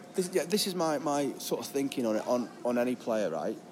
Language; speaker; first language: English; native; English